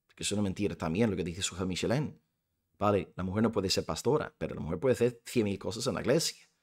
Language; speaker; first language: Spanish; non-native, fluent; English